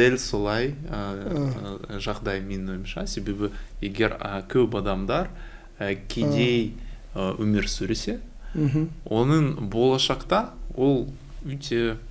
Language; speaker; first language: Kazakh; non-native, learner; Russian